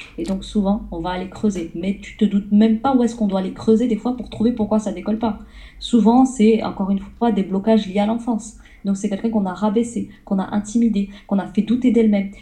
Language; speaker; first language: French; early bilingual, other home language; Arabic